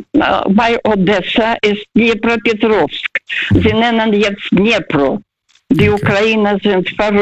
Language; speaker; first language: German; non-native, fluent; Russian